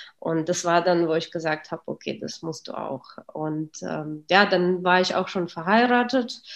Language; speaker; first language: German; early bilingual, other home language; Russian